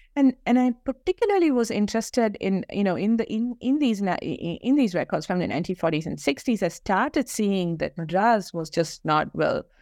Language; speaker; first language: English; non-native, local second language; Malayalam